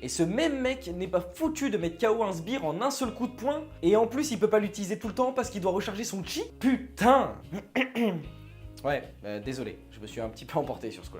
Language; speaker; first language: French; native; French